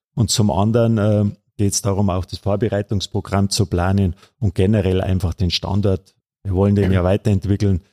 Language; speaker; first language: German; native; German